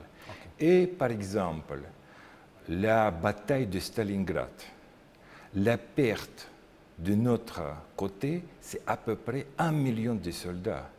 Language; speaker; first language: French; non-native, learner; Russian